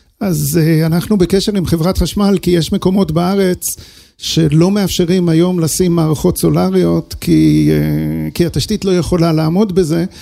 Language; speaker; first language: Hebrew; early bilingual, other home language; English